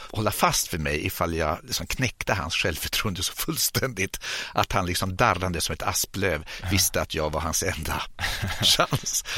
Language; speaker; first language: Swedish; native; Swedish